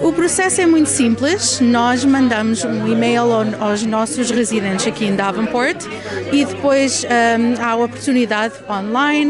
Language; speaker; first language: Portuguese; early bilingual, other home language; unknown